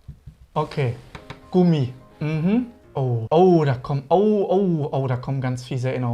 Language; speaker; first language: German; native; German